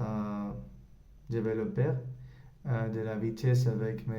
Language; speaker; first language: French; non-native, learner; Spanish